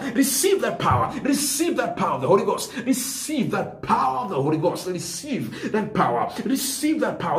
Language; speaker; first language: English; non-native, local second language; Swahili